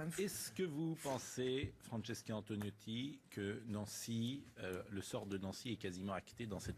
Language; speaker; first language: French; native; French